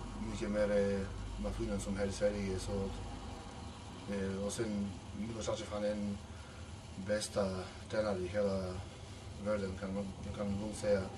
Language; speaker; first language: Swedish; non-native, fluent; Macedonian